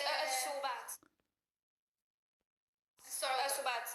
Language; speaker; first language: Arabic; non-native, fluent; Chinese